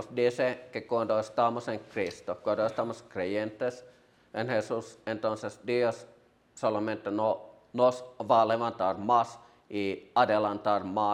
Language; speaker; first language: Spanish; non-native, learner; Finnish